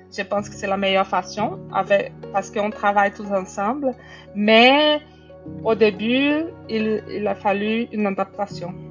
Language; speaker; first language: French; non-native, fluent; Portuguese